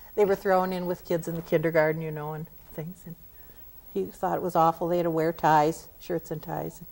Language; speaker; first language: English; native; English